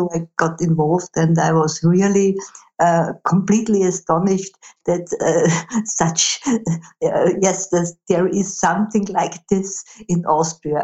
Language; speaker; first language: English; non-native, fluent; German